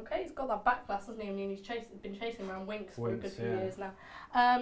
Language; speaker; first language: English; native; English